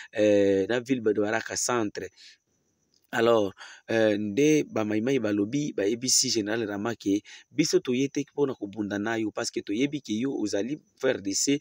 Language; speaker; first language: Lingala; non-native, local second language; Swahili